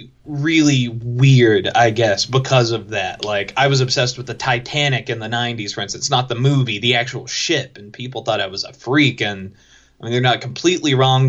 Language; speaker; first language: English; native; English